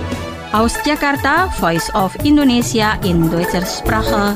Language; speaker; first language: German; non-native, fluent; Indonesian